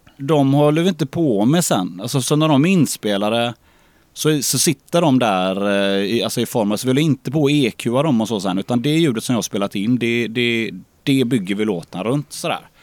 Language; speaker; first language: Swedish; native; Swedish